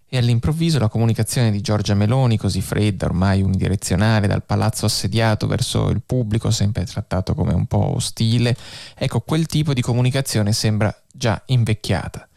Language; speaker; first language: Italian; native; Italian